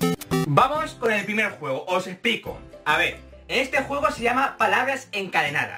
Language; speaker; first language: Spanish; native; Spanish